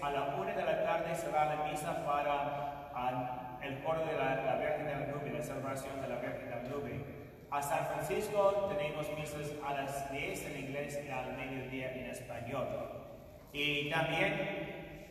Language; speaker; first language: Spanish; non-native, fluent; English